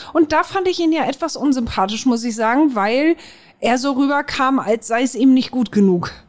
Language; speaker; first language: German; native; German